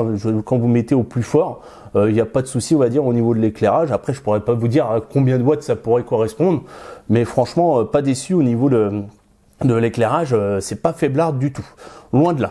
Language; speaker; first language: French; native; French